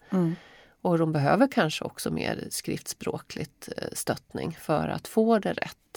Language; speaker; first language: Swedish; native; Swedish